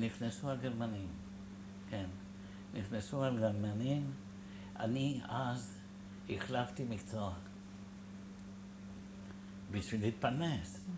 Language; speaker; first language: Hebrew; non-native, fluent; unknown